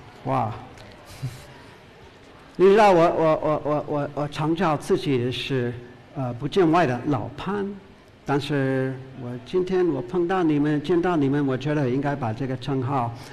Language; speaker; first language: Chinese; non-native, fluent; English